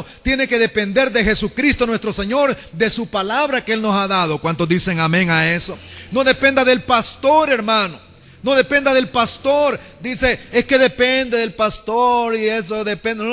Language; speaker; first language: Spanish; native; Spanish